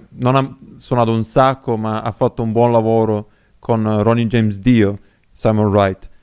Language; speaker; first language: Italian; native; Italian